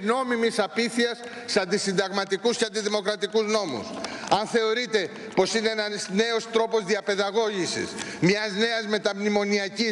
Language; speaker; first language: Greek; native; Greek